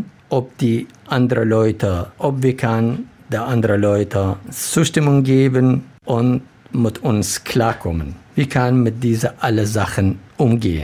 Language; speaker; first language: German; non-native, learner; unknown